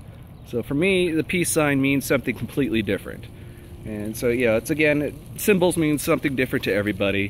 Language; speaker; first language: English; native; English